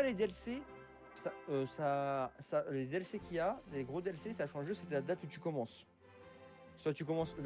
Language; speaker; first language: French; native; French